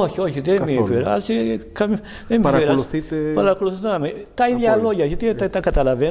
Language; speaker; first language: Greek; non-native, fluent; Bulgarian